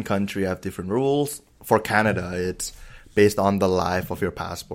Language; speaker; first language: English; non-native, fluent; Indonesian